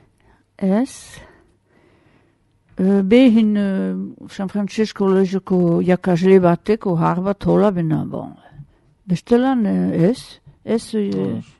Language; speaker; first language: Basque; native; Basque